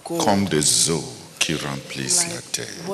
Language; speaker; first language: French; non-native, local second language; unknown